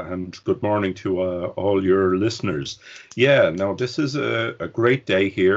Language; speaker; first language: English; native; English